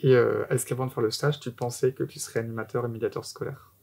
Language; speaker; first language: French; native; French